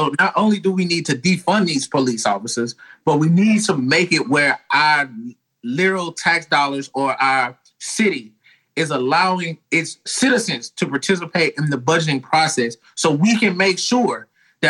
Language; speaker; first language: English; native; English